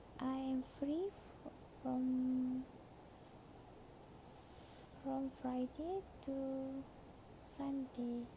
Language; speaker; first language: English; non-native, learner; Malay